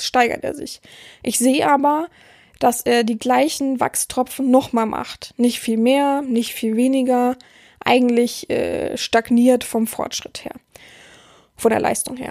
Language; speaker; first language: German; native; German